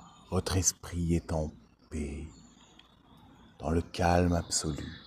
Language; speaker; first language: French; native; French